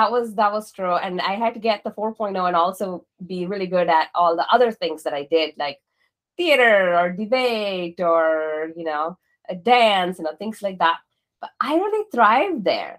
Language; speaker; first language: English; non-native, local second language; Kannada